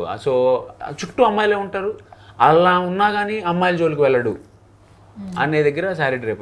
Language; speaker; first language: Telugu; native; Telugu